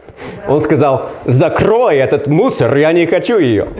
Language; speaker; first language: Russian; non-native, learner; English